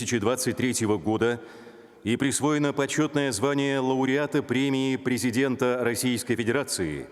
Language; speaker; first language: Russian; native; Russian